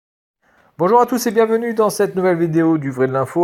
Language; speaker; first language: French; native; French